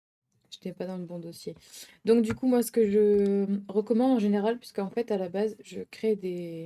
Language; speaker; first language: French; native; French